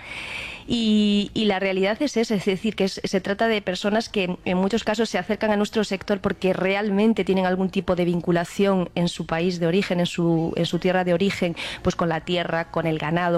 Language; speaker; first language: Spanish; native; Spanish